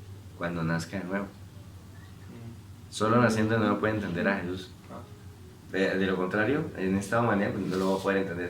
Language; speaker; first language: Spanish; native; Spanish